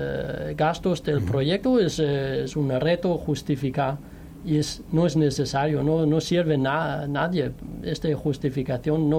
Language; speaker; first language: Spanish; non-native, fluent; Danish